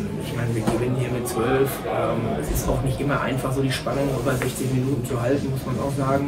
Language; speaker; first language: German; native; German